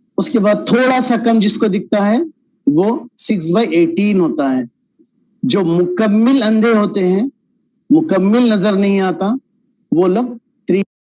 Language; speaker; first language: Urdu; native; Urdu